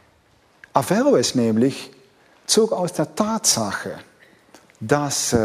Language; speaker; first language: German; non-native, fluent; Dutch